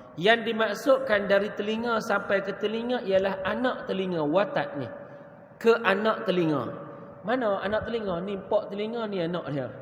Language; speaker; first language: Malay; native; Malay